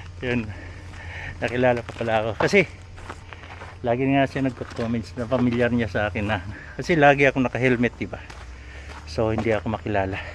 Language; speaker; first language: Filipino; non-native, local second language; Cebuano